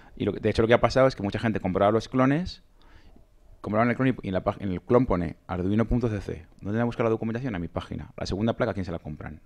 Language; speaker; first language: Spanish; native; Spanish